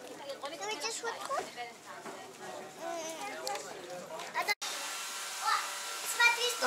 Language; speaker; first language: Russian; early bilingual, heritage; Russian